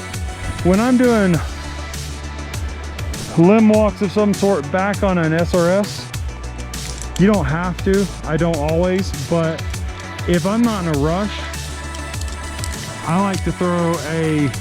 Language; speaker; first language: English; native; English